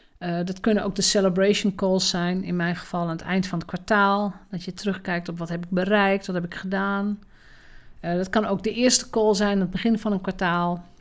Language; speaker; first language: Dutch; native; Dutch